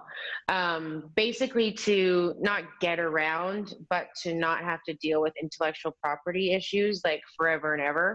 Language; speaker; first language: English; native; English